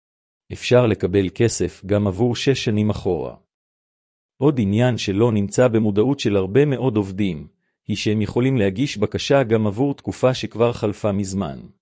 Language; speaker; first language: Hebrew; native; Hebrew